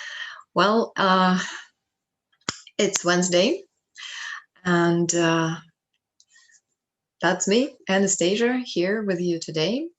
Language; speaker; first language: English; non-native, fluent; Russian